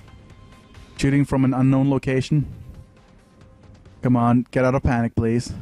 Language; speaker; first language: English; native; English